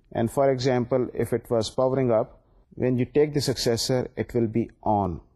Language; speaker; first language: English; non-native, local second language; Urdu